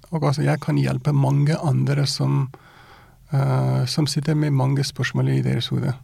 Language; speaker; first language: Norwegian; non-native, fluent; Persian